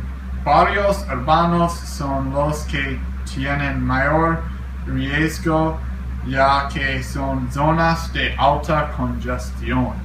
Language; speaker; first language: Spanish; non-native, learner; English